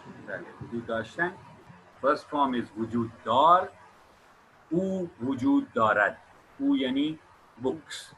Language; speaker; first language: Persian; non-native, fluent; Urdu